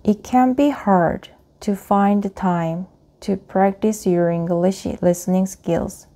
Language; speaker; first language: English; non-native, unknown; Korean